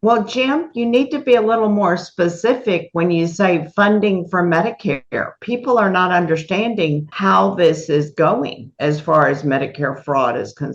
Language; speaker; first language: English; native; English